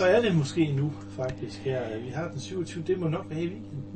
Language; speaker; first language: Danish; native; Danish